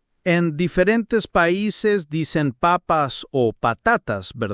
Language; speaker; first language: Spanish; non-native, fluent; English